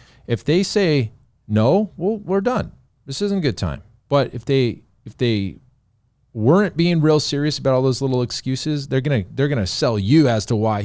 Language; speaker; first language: English; native; English